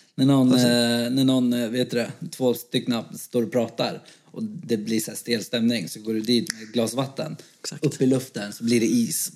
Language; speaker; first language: Swedish; native; Swedish